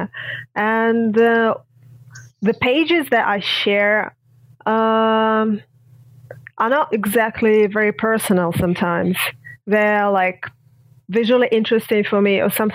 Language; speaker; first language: English; non-native, fluent; Russian